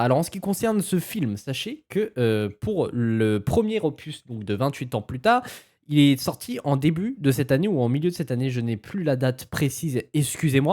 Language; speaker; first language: French; native; French